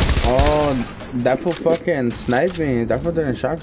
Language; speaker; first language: English; early bilingual, other home language; Spanish